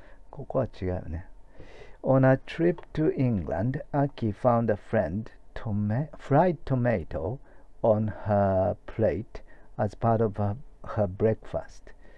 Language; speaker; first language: English; non-native, fluent; Japanese